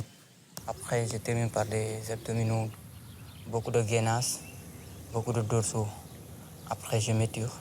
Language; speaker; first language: French; non-native, local second language; Wolof